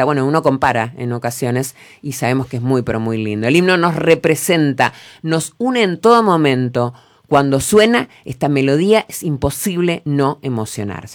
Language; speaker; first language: Spanish; native; Spanish